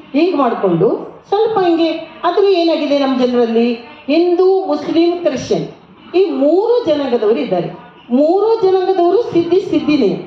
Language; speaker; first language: Kannada; non-native, local second language; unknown